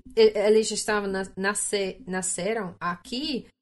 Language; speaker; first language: Portuguese; non-native, learner; English